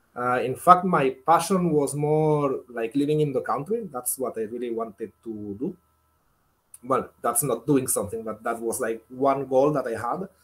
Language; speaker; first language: English; non-native, fluent; Spanish